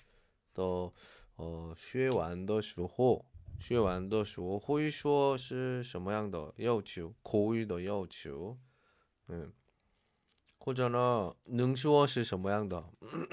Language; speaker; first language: Chinese; non-native, learner; Korean